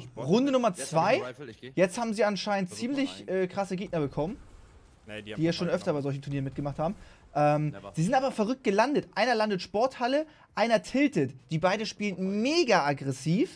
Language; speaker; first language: German; native; German